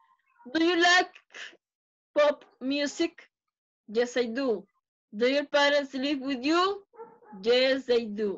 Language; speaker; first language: English; non-native, fluent; Spanish